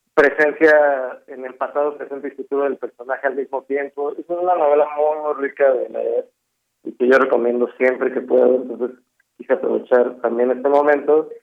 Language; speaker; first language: Spanish; native; Spanish